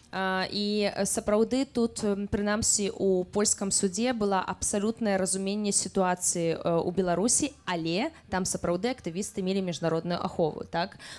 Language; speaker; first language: Belarusian; native; Belarusian